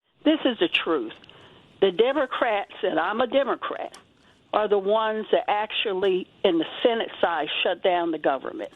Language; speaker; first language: English; native; English